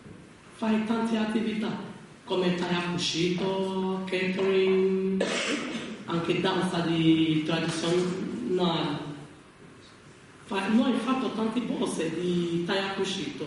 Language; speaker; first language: Italian; non-native, learner; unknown